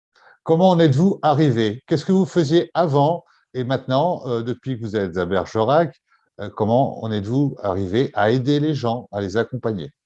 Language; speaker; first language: French; native; French